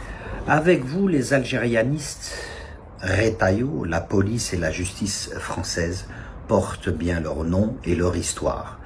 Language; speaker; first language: French; non-native, local second language; Kabyle